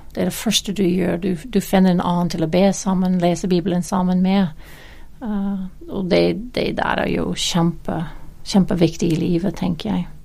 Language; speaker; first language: Norwegian; non-native, fluent; English